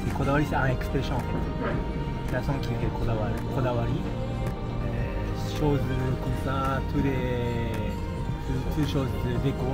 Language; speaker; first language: French; non-native, learner; Japanese